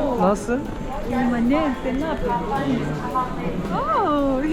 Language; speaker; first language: Turkish; non-native, learner; Korean